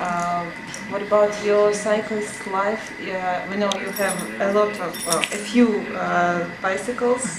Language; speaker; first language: English; non-native, learner; Russian